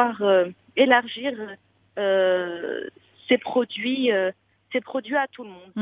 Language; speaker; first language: French; non-native, local second language; Arabic